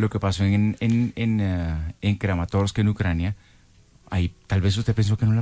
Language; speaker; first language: Spanish; native; Spanish